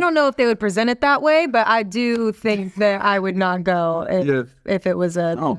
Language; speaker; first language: English; native; English